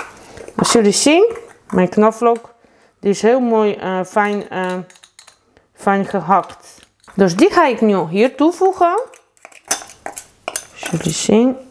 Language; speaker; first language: Dutch; non-native, fluent; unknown